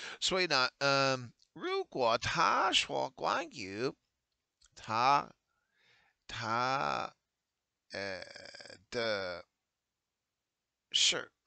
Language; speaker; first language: Chinese; non-native, learner; English